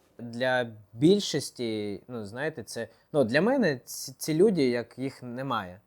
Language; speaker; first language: Ukrainian; non-native, local second language; Russian